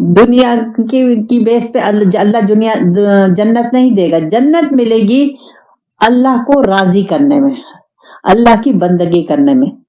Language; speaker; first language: Urdu; non-native, local second language; Pashto